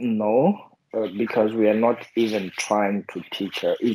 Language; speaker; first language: English; non-native, fluent; Portuguese